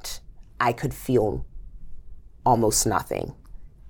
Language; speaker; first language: English; native; English